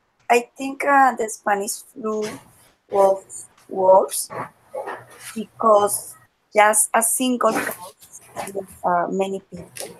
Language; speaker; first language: English; non-native, learner; Spanish